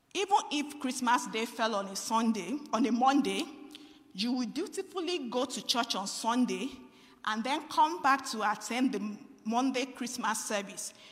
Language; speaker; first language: English; non-native, local second language; Yoruba